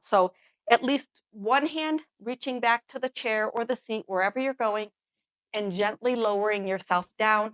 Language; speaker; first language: English; native; English